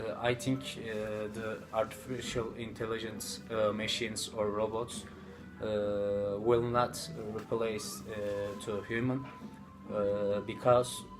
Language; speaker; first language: English; non-native, learner; Turkish